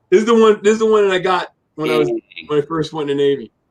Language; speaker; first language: English; native; English